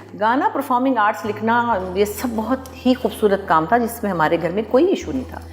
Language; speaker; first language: Urdu; native; Urdu